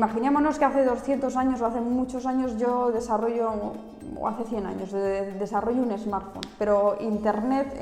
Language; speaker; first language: Spanish; native; Spanish